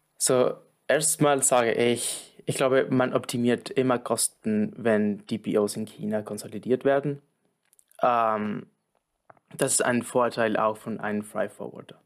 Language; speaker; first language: German; non-native, fluent; Spanish